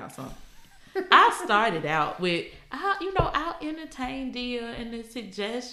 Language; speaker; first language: English; native; English